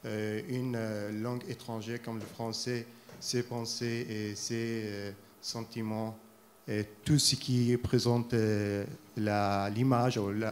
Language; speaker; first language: French; non-native, fluent; Arabic